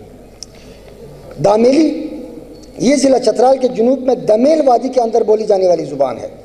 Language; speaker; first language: Urdu; non-native, local second language; Northern Hindko